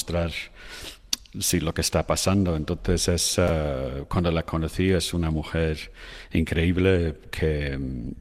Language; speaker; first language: Spanish; non-native, fluent; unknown